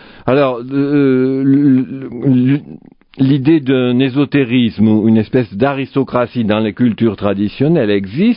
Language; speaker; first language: French; native; French